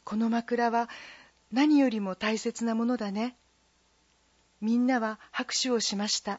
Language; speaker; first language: Japanese; non-native, fluent; Korean